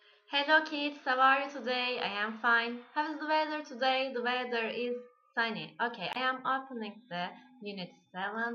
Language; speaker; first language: English; non-native, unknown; Turkish